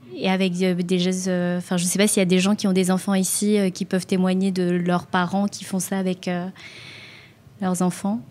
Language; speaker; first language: French; native; French